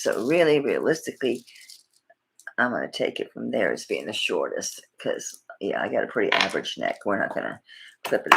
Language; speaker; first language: English; native; English